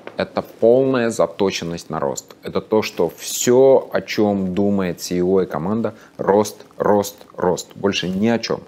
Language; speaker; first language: Russian; native; Russian